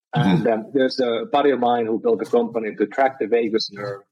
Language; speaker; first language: English; non-native, fluent; Finnish